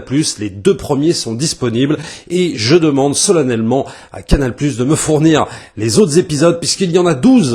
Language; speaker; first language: French; native; French